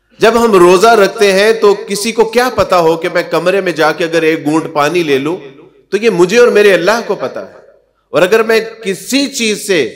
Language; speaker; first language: Urdu; non-native, local second language; Punjabi